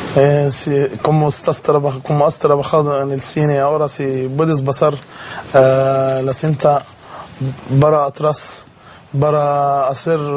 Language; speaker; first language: Spanish; non-native, fluent; Arabic